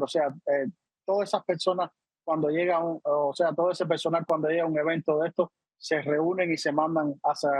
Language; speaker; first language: Spanish; native; Spanish